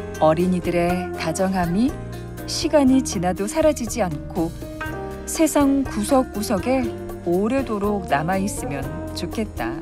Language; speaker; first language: Korean; native; Korean